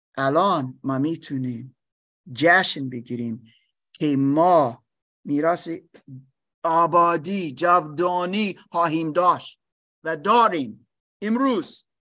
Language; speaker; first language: Persian; non-native, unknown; English